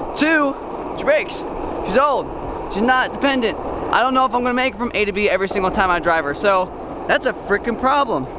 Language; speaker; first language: English; native; English